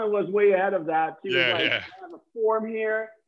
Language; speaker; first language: English; non-native, fluent; Dutch